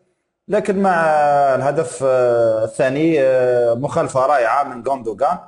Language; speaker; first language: Arabic; native; Arabic